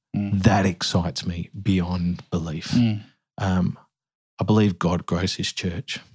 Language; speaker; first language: English; native; English